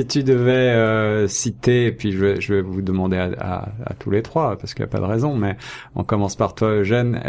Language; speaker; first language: French; native; French